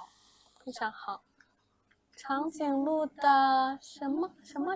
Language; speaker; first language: Chinese; non-native, fluent; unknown